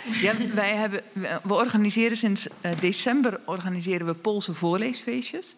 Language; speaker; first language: Dutch; native; Dutch